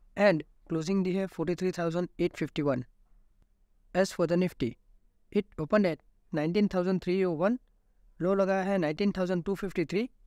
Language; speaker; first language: Hindi; native; Hindi